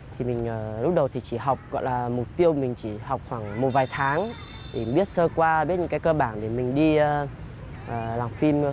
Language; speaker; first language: Vietnamese; non-native, local second language; Hmong